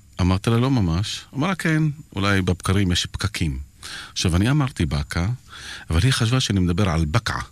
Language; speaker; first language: Hebrew; non-native, local second language; Arabic